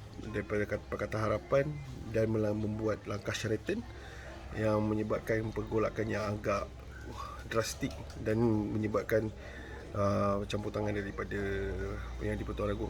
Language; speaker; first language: Malay; native; Malay